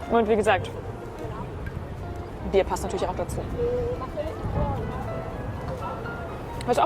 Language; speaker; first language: German; native; German